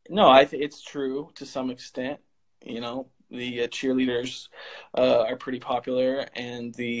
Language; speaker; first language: English; native; English